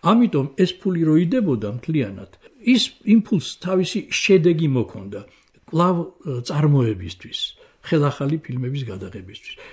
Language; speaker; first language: Georgian; native; Georgian